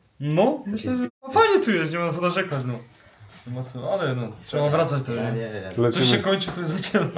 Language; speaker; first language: Polish; native; Polish